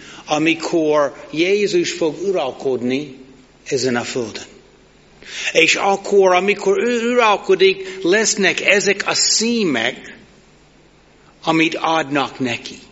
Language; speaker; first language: Hungarian; non-native, learner; English